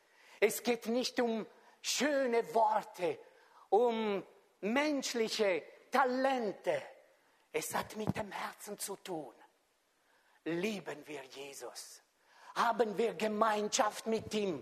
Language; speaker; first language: German; non-native, fluent; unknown